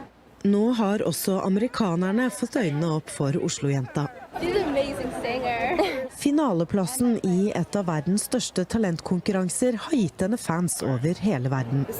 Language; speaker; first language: Norwegian; native; Norwegian